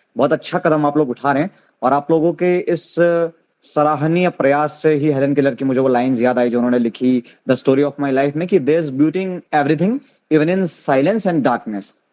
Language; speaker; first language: Hindi; native; Hindi